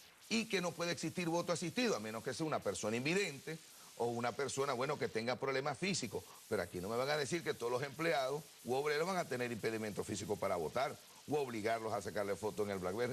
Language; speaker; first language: Spanish; native; Spanish